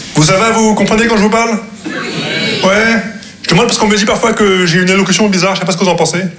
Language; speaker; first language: French; non-native, local second language; Arabic